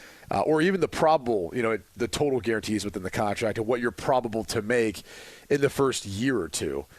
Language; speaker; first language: English; native; English